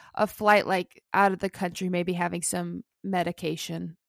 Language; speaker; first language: English; early bilingual, other home language; Italian